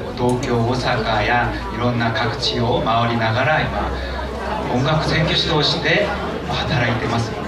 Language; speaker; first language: Japanese; non-native, fluent; Korean